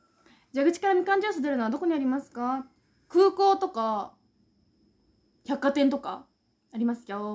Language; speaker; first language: Japanese; native; Japanese